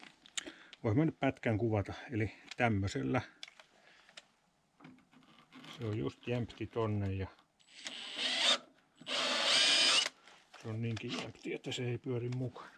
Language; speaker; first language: Finnish; native; Finnish